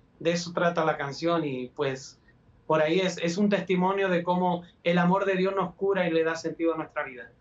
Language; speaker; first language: Spanish; native; Spanish